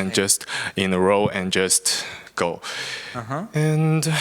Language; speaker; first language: English; non-native, fluent; Chinese